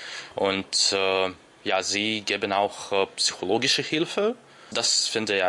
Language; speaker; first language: German; non-native, learner; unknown